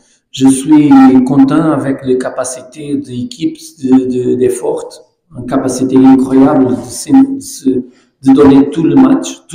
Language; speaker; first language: French; non-native, fluent; Portuguese